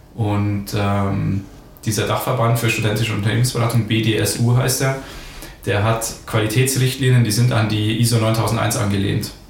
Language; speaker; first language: German; native; German